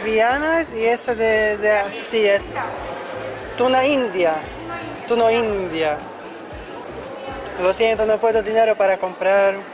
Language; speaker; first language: Spanish; non-native, learner; Polish